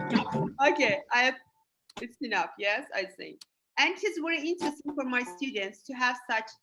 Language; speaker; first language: English; non-native, fluent; Azerbaijani